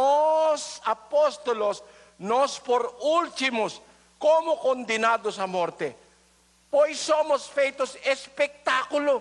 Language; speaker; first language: Portuguese; non-native, learner; Filipino